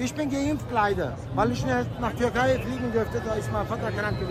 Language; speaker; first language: German; non-native, fluent; Turkish